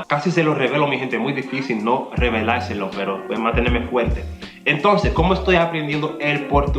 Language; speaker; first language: Spanish; non-native, fluent; English